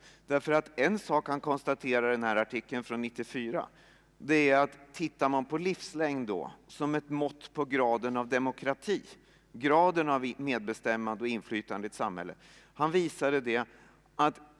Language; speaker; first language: Swedish; native; Swedish